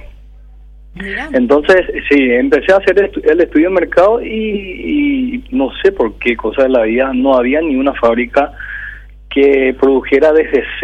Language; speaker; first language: Spanish; early bilingual, other home language; Korean